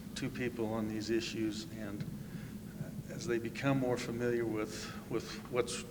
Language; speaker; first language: English; native; English